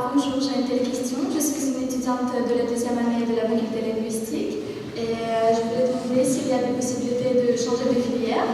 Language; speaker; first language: French; non-native, fluent; Ukrainian